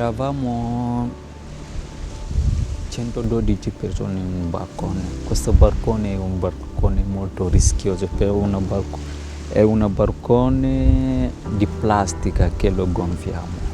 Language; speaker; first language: Italian; non-native, fluent; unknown